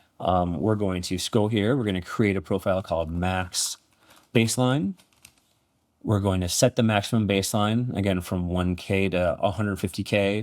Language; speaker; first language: English; native; English